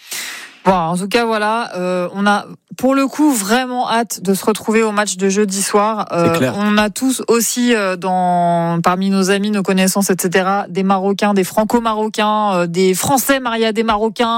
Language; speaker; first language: French; native; French